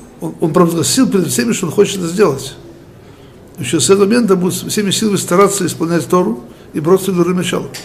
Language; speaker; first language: Russian; early bilingual, heritage; Russian